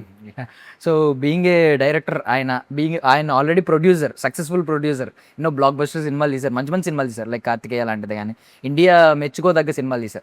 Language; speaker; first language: Telugu; native; Telugu